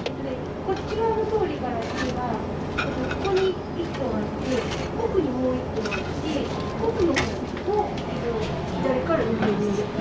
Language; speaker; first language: Japanese; native; Japanese